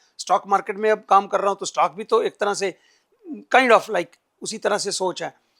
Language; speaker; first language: Hindi; non-native, local second language; Punjabi